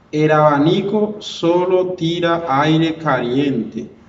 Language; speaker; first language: Spanish; non-native, fluent; Haitian Creole